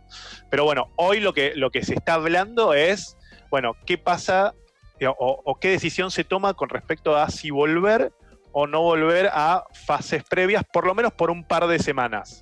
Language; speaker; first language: Spanish; native; Spanish